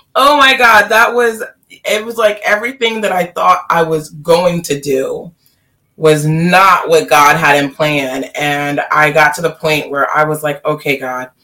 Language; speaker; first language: English; native; English